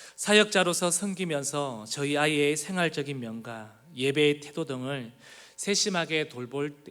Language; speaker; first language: Korean; native; Korean